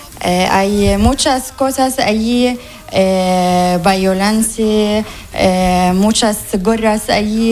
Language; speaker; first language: Spanish; non-native, learner; Arabic